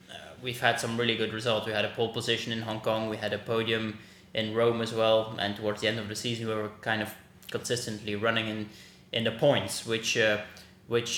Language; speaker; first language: English; non-native, fluent; Dutch